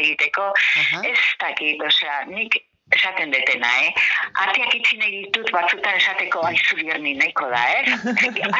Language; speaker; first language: Basque; native; Basque